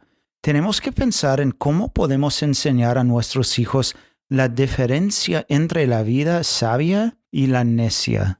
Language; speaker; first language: Spanish; non-native, fluent; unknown